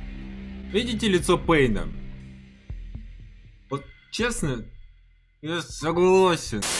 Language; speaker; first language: Russian; native; Russian